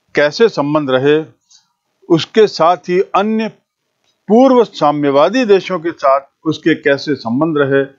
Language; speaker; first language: Hindi; native; Hindi